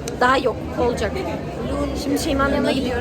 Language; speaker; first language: Turkish; native; Turkish